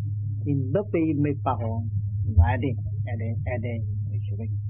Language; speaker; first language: French; non-native, learner; Vietnamese